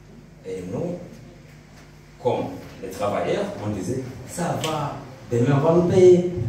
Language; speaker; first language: French; non-native, local second language; Rundi